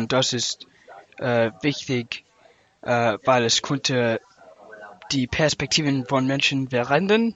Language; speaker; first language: German; non-native, learner; English